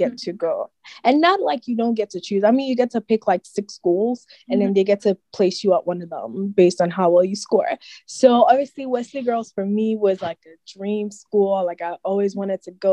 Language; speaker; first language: English; non-native, local second language; Akan